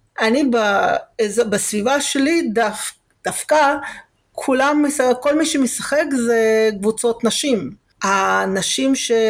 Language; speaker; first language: Hebrew; early bilingual, other home language; Russian